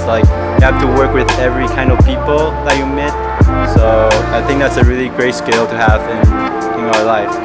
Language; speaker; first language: English; early bilingual, other home language; Chinese